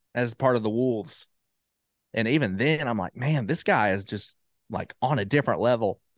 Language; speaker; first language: English; native; English